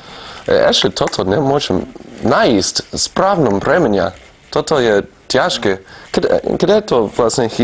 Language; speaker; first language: Slovak; non-native, learner; English